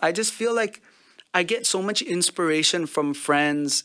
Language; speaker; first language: English; early bilingual, other home language; Punjabi